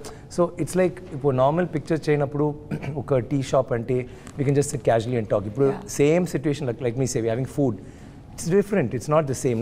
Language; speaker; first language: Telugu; non-native, learner; Tamil